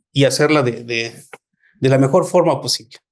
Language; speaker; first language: Spanish; native; Spanish